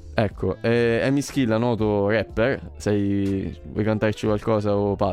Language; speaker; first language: Italian; native; Italian